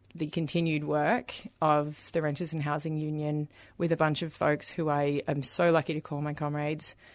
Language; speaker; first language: English; native; English